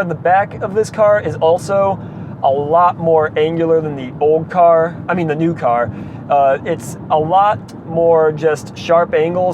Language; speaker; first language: English; native; English